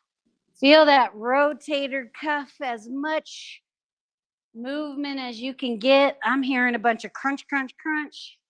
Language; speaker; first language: English; native; English